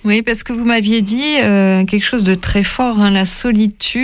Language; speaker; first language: French; native; French